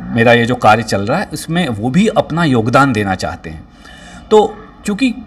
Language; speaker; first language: Hindi; native; Hindi